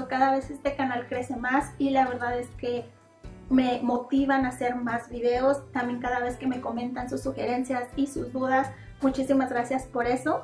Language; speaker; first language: Spanish; native; Spanish